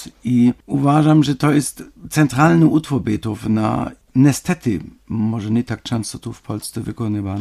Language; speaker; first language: Polish; non-native, fluent; German